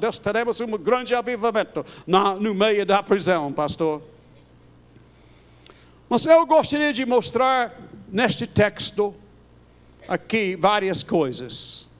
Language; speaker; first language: Portuguese; non-native, fluent; English